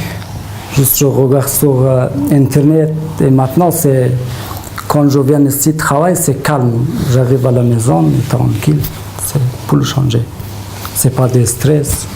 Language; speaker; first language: French; non-native, learner; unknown